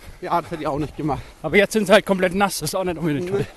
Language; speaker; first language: German; native; German